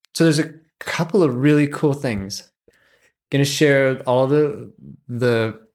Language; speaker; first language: English; native; English